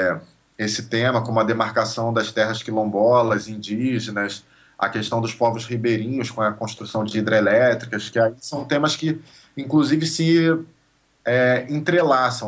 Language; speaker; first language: Portuguese; native; Portuguese